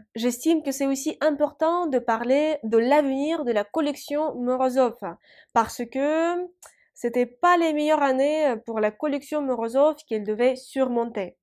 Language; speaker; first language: French; non-native, fluent; Russian